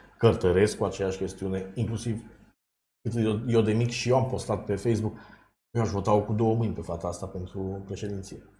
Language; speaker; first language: Romanian; native; Romanian